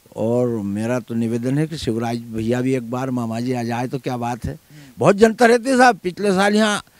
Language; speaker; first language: Hindi; native; Hindi